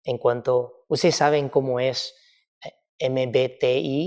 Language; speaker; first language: Spanish; non-native, fluent; Chinese